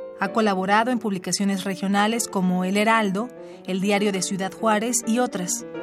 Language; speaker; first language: Spanish; native; Spanish